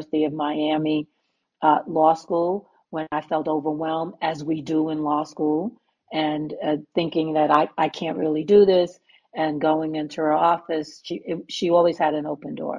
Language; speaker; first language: English; native; English